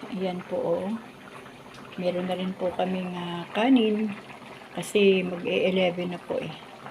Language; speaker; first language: Filipino; native; Filipino